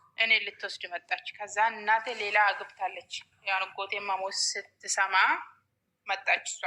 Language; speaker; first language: Amharic; non-native, local second language; Oromo